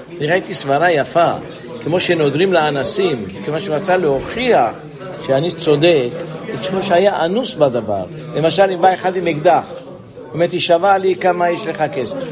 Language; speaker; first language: Hebrew; native; Hebrew